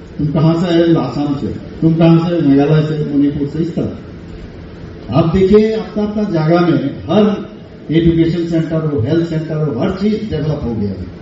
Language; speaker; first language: Hindi; non-native, local second language; Bangla